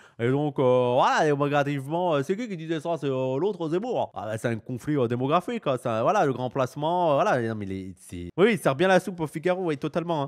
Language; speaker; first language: French; native; French